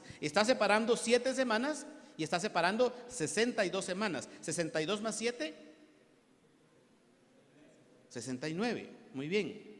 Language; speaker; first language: Spanish; native; Spanish